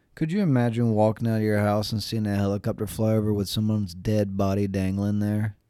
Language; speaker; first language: English; native; English